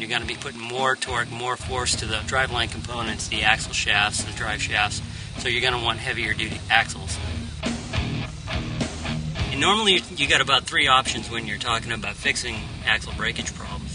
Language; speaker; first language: English; native; English